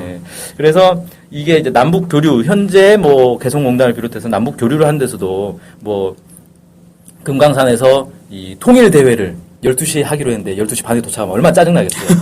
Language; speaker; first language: Korean; native; Korean